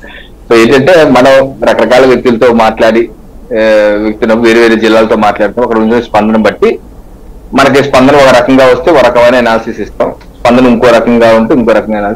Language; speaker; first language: Telugu; native; Telugu